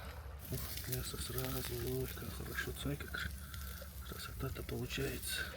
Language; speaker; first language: Russian; native; Russian